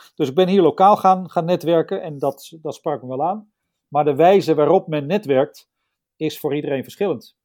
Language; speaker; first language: Dutch; native; Dutch